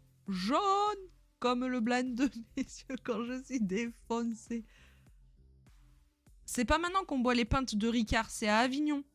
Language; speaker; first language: French; native; French